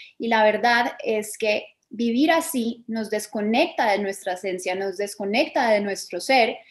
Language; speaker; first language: Spanish; early bilingual, other home language; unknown